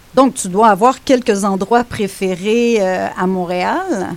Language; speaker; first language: French; native; French